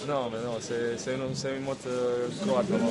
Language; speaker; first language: French; non-native, fluent; Croatian